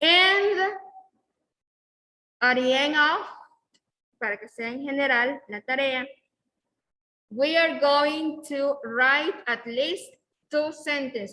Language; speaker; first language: English; non-native, fluent; Spanish